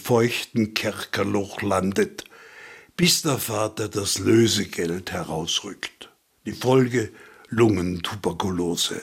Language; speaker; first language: German; native; German